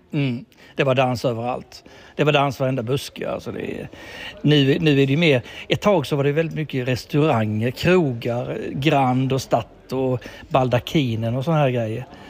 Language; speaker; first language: Swedish; native; Swedish